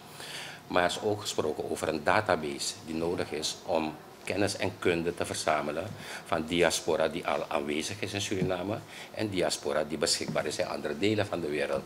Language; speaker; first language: Dutch; native; Dutch